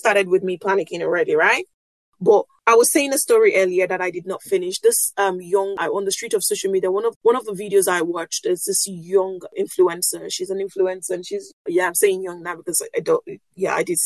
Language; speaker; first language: English; non-native, local second language; Yoruba